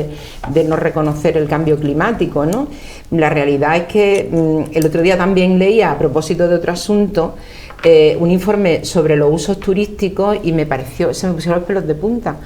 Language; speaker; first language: Spanish; native; Spanish